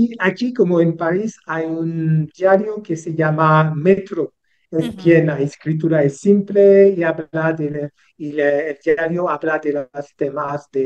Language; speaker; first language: Spanish; non-native, learner; French